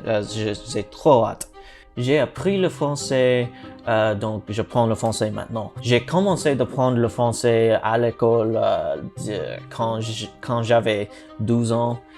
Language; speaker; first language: French; non-native, learner; English